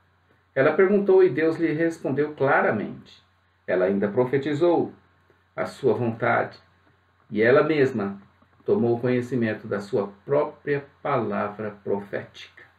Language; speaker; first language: Portuguese; native; Portuguese